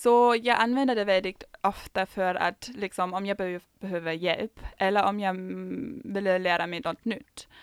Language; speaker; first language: Swedish; non-native, fluent; German